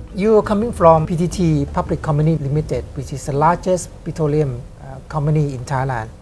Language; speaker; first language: English; non-native, fluent; Thai